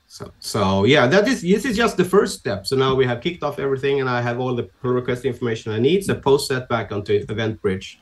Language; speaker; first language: English; non-native, fluent; Swedish